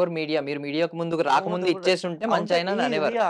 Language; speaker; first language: Telugu; native; Telugu